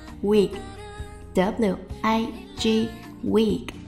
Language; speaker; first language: English; non-native, fluent; Chinese